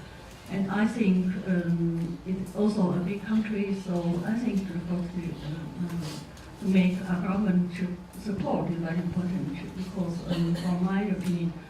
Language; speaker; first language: English; non-native, fluent; Chinese